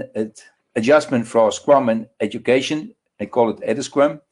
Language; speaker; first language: English; non-native, learner; Dutch